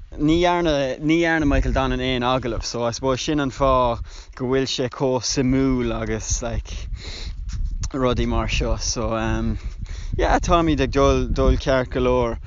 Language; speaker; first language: Irish; non-native, local second language; English